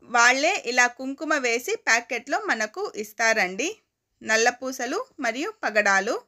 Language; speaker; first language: Telugu; non-native, local second language; Kannada